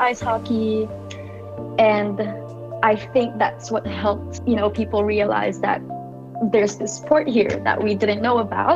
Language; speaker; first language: English; non-native, local second language; Filipino